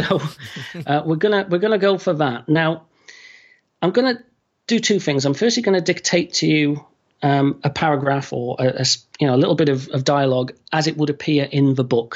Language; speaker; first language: English; native; English